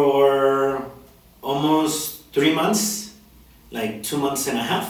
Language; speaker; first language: English; non-native, fluent; Spanish